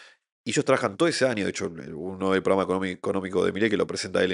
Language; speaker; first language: Spanish; native; Spanish